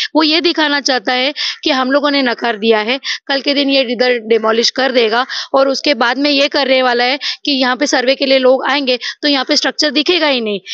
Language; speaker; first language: Hindi; non-native, local second language; Marathi